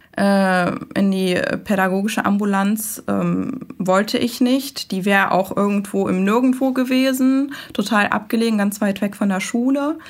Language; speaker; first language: German; early bilingual, other home language; Persian